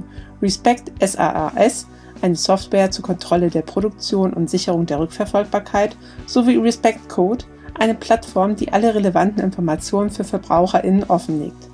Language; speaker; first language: German; native; German